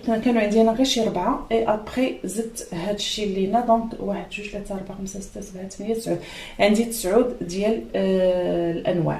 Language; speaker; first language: Arabic; native; Arabic